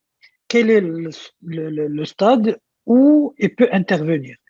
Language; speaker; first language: French; non-native, local second language; Arabic